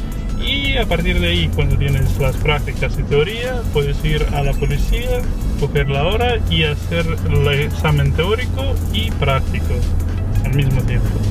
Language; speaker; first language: Spanish; non-native, fluent; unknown